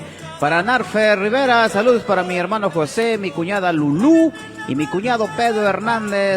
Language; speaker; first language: Spanish; native; Spanish